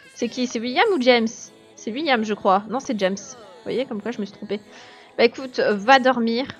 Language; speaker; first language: French; native; French